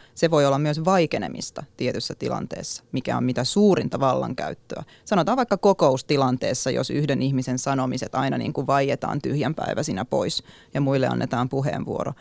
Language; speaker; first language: Finnish; native; Finnish